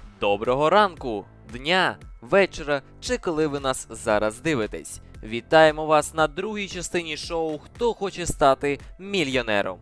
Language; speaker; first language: Ukrainian; native; Ukrainian